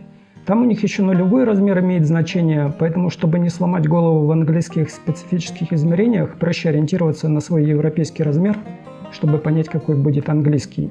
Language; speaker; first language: Russian; native; Russian